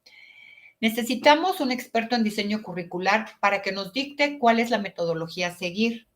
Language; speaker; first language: Spanish; native; Spanish